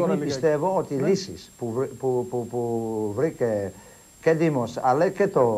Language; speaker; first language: Greek; non-native, fluent; Polish